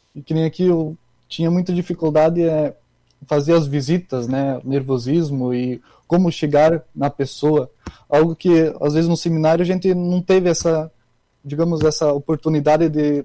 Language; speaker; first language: Portuguese; native; Portuguese